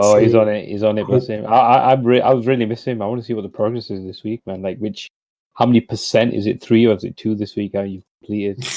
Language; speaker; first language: English; native; English